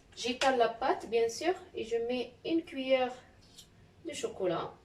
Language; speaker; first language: French; non-native, local second language; Arabic